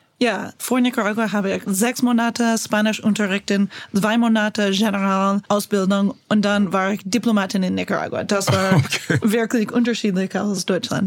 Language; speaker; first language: German; non-native, learner; English